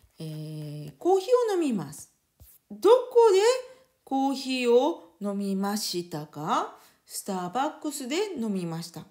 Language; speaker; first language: Japanese; non-native, fluent; French